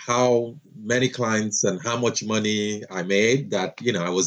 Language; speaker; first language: English; non-native, local second language; Yoruba